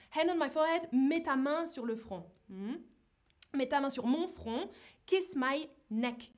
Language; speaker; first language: French; native; French